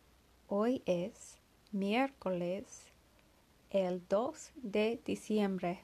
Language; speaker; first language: Spanish; non-native, learner; English